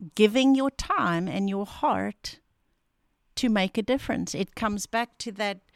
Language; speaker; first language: English; non-native, local second language; Afrikaans